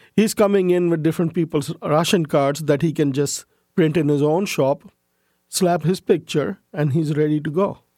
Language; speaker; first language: English; non-native, local second language; Urdu